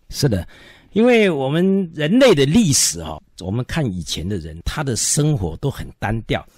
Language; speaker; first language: Chinese; native; Chinese